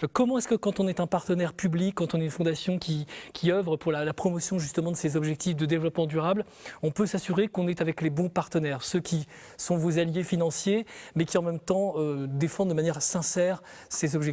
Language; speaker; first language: French; native; French